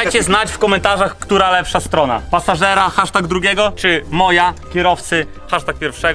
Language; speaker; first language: Polish; native; Polish